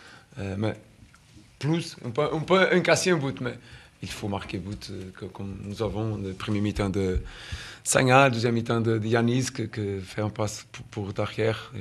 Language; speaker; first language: French; non-native, fluent; Portuguese